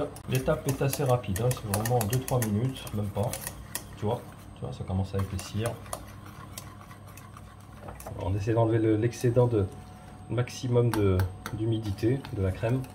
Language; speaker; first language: French; native; French